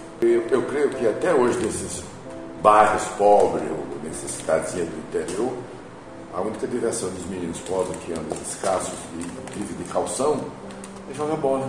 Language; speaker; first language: Portuguese; native; Portuguese